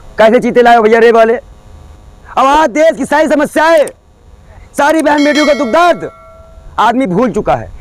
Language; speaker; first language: Hindi; native; Hindi